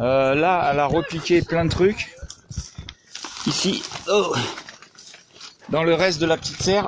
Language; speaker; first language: French; native; French